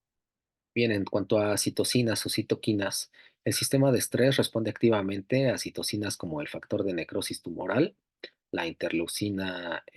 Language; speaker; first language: Spanish; native; Spanish